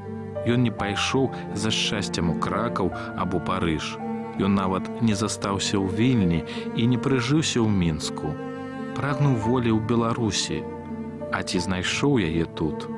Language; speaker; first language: Belarusian; native; Belarusian